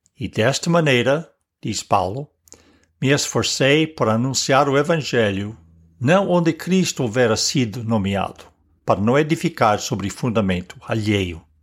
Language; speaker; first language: Portuguese; non-native, fluent; English